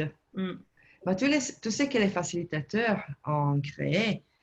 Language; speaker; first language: French; non-native, learner; Italian